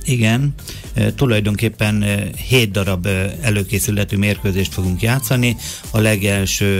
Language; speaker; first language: Hungarian; native; Hungarian